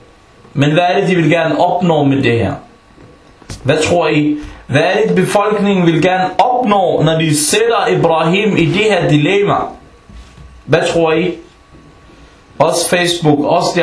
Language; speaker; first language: Danish; early bilingual, other home language; Arabic